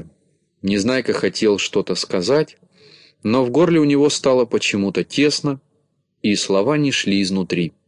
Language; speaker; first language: Russian; native; Russian